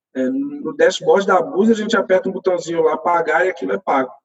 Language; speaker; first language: Portuguese; native; Portuguese